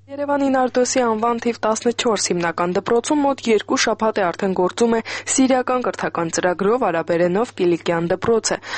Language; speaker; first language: Armenian; native; Armenian